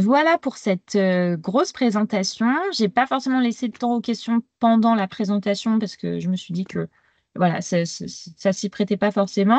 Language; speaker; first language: French; native; French